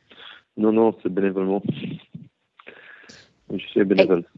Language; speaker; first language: French; early bilingual, heritage; Hebrew